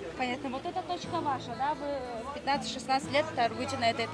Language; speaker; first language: Russian; non-native, local second language; Tajik